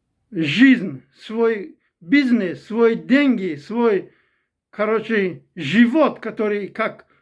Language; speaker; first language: Russian; non-native, fluent; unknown